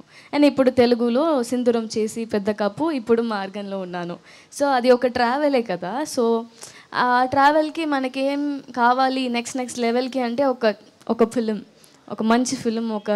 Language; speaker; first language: Telugu; non-native, local second language; Tamil